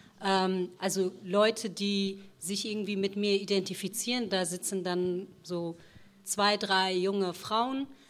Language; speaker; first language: German; early bilingual, other home language; Kurdish